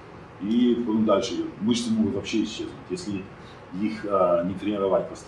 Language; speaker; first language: Russian; non-native, fluent; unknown